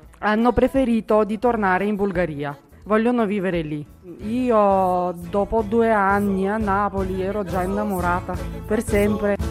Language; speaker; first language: Italian; non-native, fluent; Bulgarian